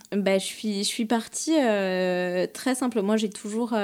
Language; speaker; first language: French; native; French